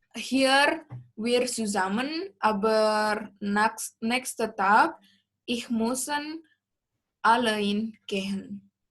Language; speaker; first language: German; non-native, learner; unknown